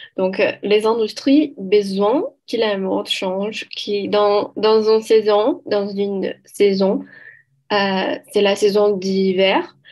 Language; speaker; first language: French; non-native, learner; Portuguese